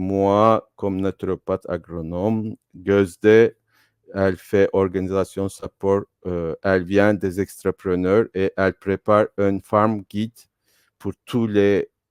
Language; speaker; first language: French; non-native, fluent; Turkish